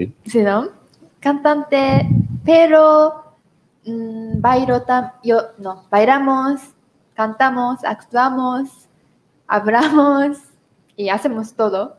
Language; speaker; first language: Spanish; non-native, learner; Japanese